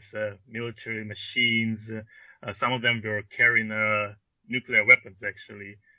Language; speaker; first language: English; non-native, fluent; Russian